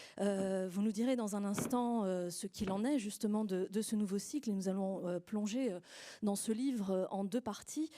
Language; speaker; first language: French; native; French